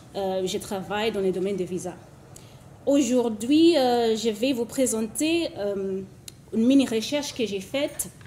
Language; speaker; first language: French; non-native, fluent; Shona